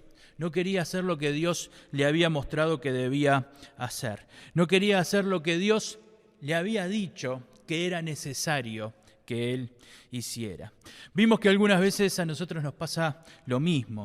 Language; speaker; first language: Spanish; native; Spanish